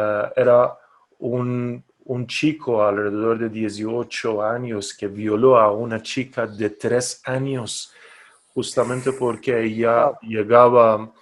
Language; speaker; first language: Spanish; non-native, fluent; Persian